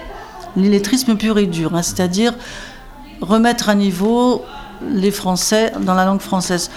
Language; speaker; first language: French; native; French